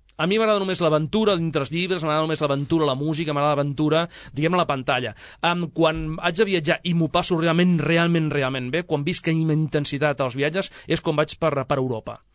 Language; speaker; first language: Catalan; native; Catalan